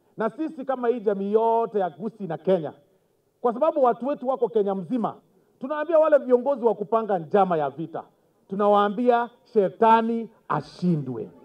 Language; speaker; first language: Swahili; non-native, local second language; Gusii